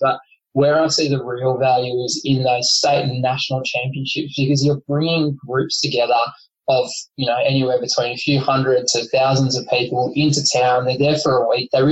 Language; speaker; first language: English; native; English